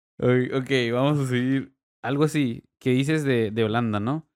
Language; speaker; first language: Spanish; native; Spanish